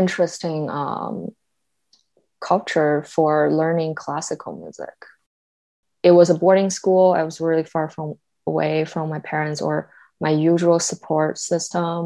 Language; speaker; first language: English; non-native, fluent; Chinese